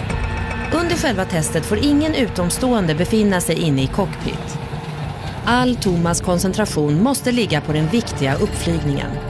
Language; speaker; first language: Swedish; native; Swedish